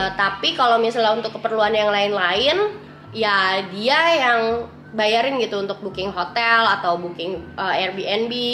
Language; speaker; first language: Indonesian; native; Indonesian